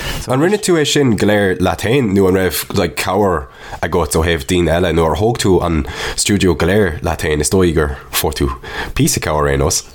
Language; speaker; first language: Irish; non-native, local second language; English